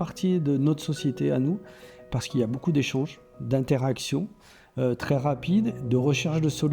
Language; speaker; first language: French; native; French